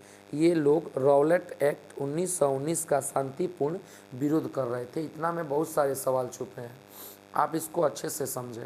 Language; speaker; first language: Hindi; native; Hindi